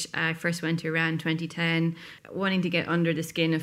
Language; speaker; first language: English; native; English